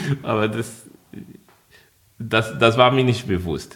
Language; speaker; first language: German; non-native, fluent; French